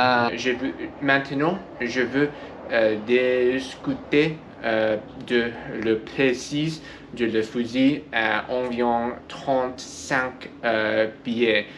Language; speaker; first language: French; non-native, learner; English